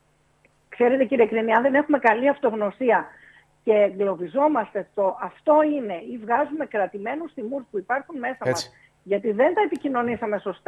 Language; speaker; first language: Greek; native; Greek